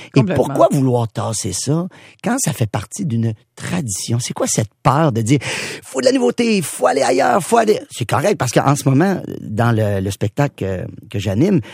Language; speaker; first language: French; native; French